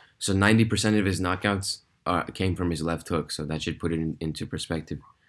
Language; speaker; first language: English; early bilingual, other home language; Russian